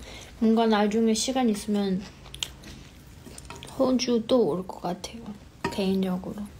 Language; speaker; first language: Korean; non-native, fluent; Chinese